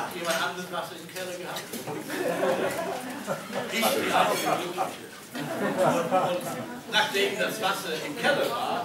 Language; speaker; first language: German; non-native, fluent; English